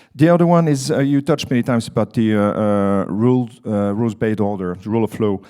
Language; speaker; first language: English; non-native, fluent; French